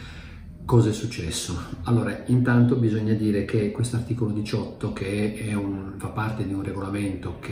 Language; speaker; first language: Italian; native; Italian